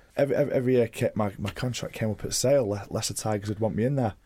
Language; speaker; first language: English; native; English